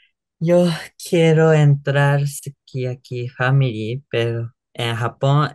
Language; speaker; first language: Spanish; non-native, learner; Japanese